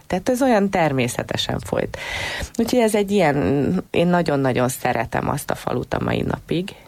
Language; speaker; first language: Hungarian; native; Hungarian